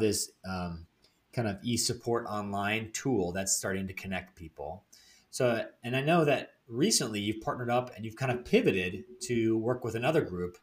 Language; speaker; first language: English; native; English